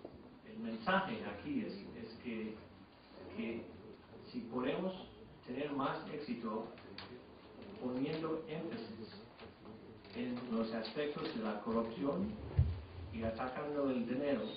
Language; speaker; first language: Spanish; non-native, fluent; English